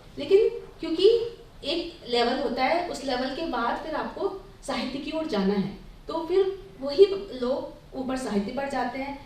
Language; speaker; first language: Hindi; native; Hindi